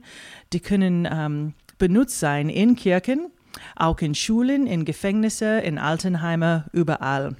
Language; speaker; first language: German; non-native, fluent; English